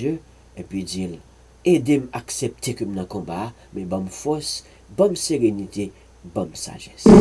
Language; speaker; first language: French; non-native, learner; Haitian Creole